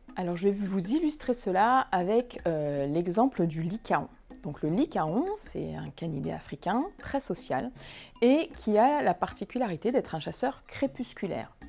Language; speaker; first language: French; native; French